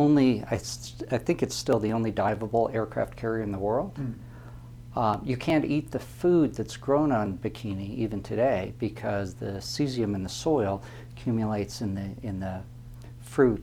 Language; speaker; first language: English; native; English